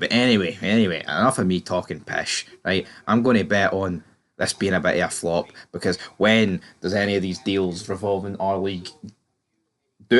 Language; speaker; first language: English; native; English